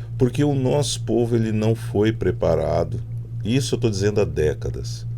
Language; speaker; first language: Portuguese; native; Portuguese